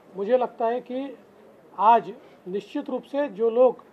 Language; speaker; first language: Hindi; non-native, local second language; Marathi